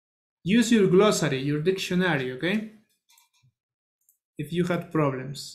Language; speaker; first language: English; non-native, learner; Spanish